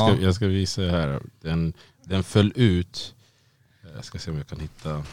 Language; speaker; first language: Swedish; native; Swedish